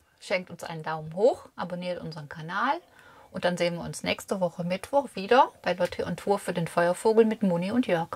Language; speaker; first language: German; native; German